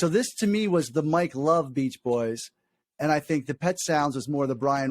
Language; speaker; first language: English; native; English